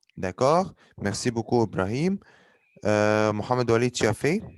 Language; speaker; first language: French; non-native, fluent; Arabic